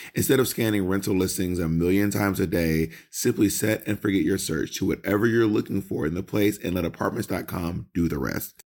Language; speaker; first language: English; native; English